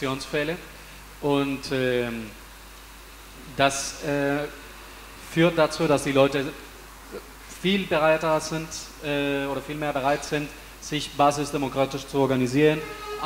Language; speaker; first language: German; non-native, fluent; Spanish